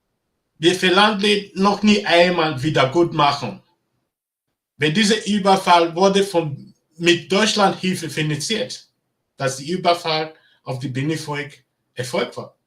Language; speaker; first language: German; non-native, learner; Bini